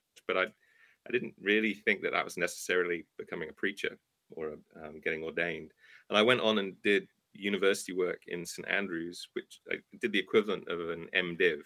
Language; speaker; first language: English; native; English